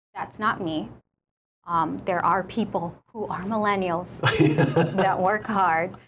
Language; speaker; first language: English; native; English